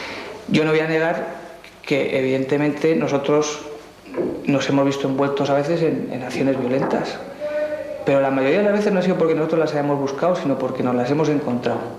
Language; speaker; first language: Spanish; native; Spanish